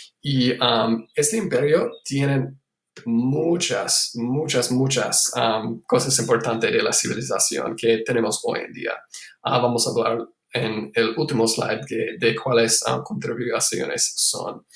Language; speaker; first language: Spanish; non-native, fluent; English